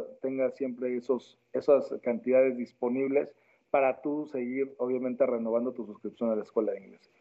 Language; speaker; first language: Spanish; native; Spanish